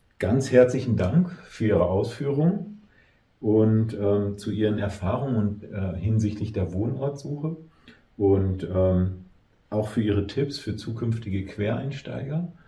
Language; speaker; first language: German; native; German